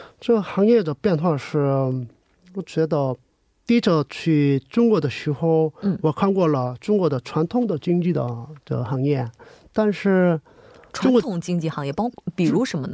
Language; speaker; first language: Chinese; non-native, learner; Korean